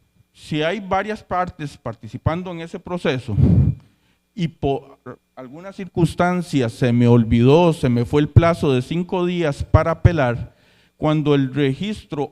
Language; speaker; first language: Spanish; native; Spanish